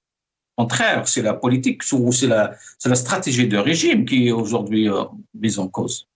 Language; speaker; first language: French; non-native, local second language; Arabic